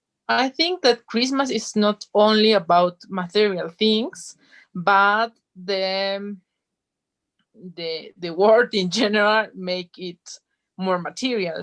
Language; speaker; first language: English; non-native, learner; Spanish